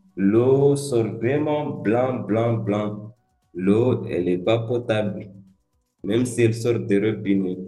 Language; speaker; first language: French; early bilingual, other home language; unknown